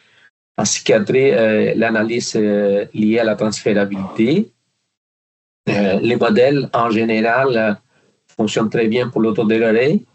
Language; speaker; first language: French; non-native, fluent; Spanish